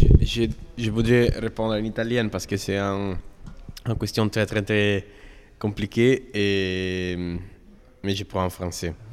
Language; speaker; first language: French; non-native, learner; Italian